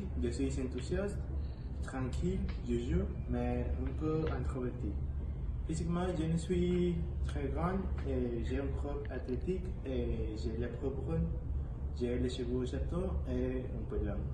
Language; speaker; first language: French; non-native, learner; Spanish